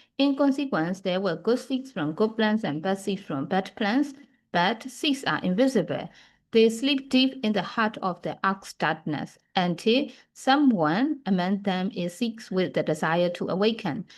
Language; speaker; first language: English; non-native, fluent; Burmese